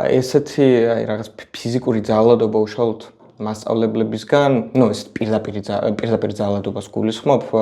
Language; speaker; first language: Georgian; early bilingual, heritage; Georgian